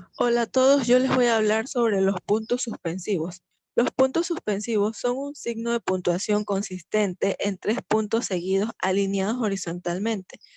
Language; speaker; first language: Spanish; native; Spanish